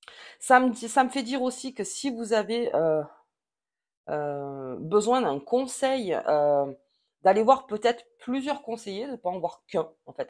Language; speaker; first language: French; native; French